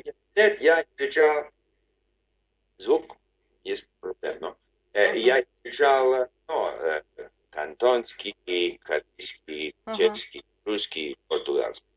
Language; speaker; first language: Russian; non-native, learner; English